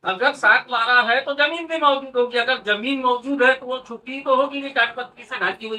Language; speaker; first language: Hindi; non-native, local second language; Marathi